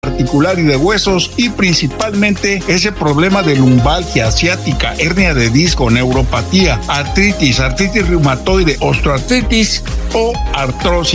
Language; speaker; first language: Spanish; native; Spanish